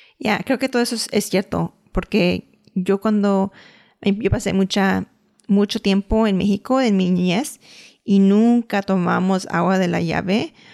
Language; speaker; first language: Spanish; early bilingual, heritage; Spanish